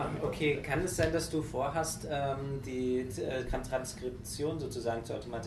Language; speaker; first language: German; native; German